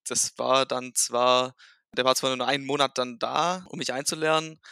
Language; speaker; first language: German; native; German